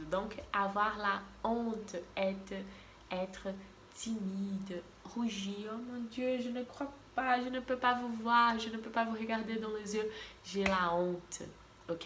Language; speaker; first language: French; non-native, fluent; Portuguese